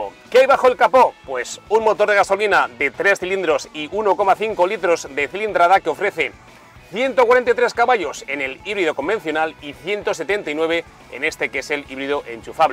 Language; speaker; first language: Spanish; native; Spanish